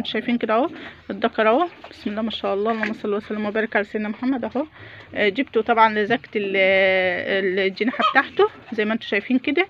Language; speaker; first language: Arabic; native; Arabic